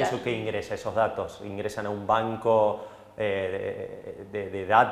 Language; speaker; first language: Spanish; native; Spanish